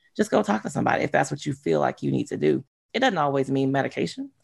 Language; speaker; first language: English; native; English